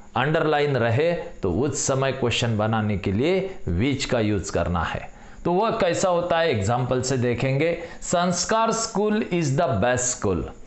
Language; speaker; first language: Hindi; non-native, local second language; Marathi